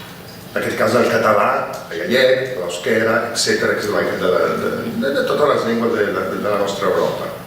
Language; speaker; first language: Catalan; non-native, fluent; Italian